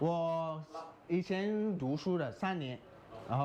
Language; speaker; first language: Chinese; non-native, fluent; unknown